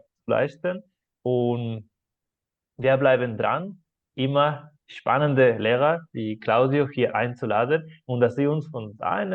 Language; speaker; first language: German; non-native, fluent; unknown